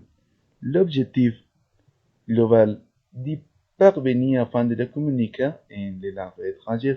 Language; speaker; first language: French; non-native, learner; Spanish